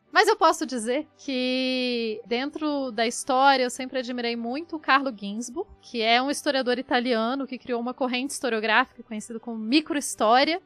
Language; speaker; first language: Portuguese; native; Portuguese